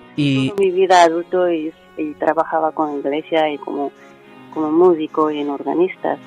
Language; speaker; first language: Spanish; non-native, learner; Korean